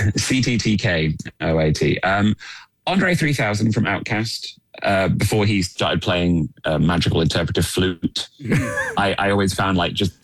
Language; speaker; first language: English; native; English